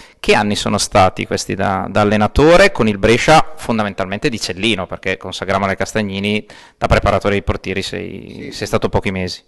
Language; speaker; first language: Italian; native; Italian